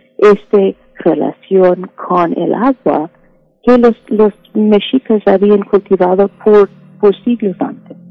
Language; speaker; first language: Spanish; non-native, fluent; English